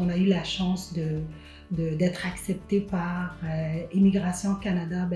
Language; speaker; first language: French; non-native, local second language; Arabic